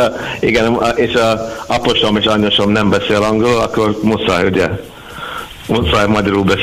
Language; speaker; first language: Hungarian; non-native, learner; English